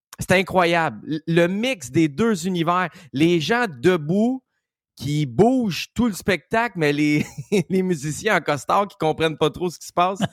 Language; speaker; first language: French; native; French